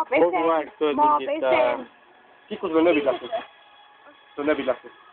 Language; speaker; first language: Estonian; native; Estonian